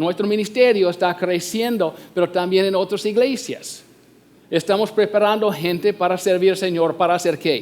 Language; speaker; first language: Spanish; non-native, fluent; English